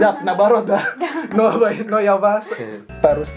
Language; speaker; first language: Russian; non-native, learner; Indonesian